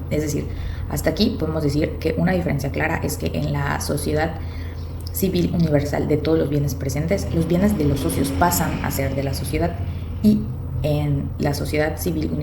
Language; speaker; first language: Spanish; native; Spanish